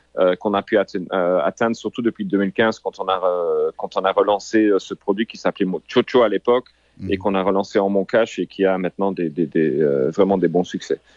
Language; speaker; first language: French; non-native, local second language; Haitian Creole